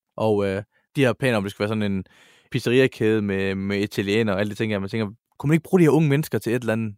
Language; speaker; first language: Danish; early bilingual, other home language; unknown